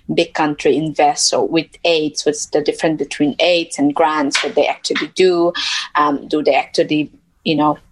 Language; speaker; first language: English; non-native, local second language; Mizo